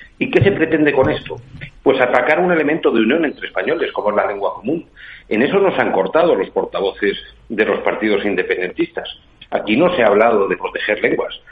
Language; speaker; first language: Spanish; native; Spanish